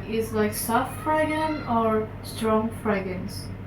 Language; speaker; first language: English; non-native, learner; Indonesian